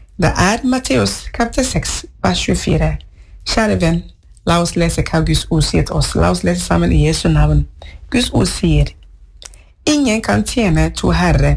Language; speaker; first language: Norwegian; non-native, learner; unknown